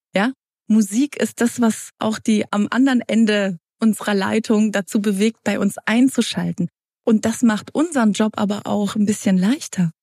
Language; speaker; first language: German; early bilingual, other home language; Romanian